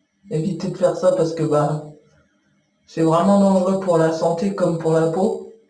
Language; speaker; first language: French; native; French